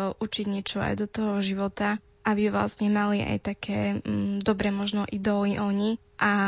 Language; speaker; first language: Slovak; non-native, local second language; Romany